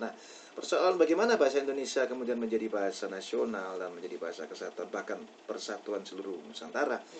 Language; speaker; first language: Indonesian; non-native, local second language; Javanese